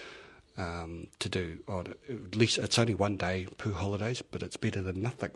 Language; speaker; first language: English; native; English